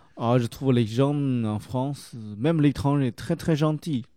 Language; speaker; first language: French; non-native, learner; Chinese